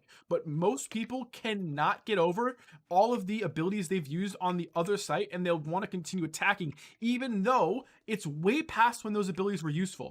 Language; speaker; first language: English; native; English